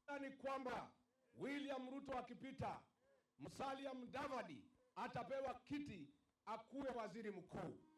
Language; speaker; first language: Swahili; non-native, local second language; Kikuyu